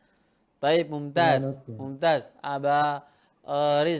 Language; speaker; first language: Arabic; non-native, fluent; Indonesian